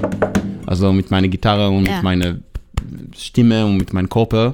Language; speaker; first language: German; non-native, learner; Hebrew